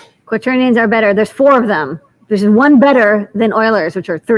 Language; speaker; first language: English; native; English